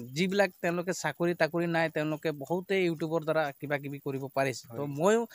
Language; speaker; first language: Assamese; non-native, local second language; Sadri